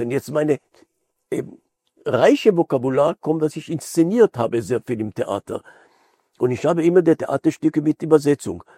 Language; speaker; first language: German; non-native, fluent; Hebrew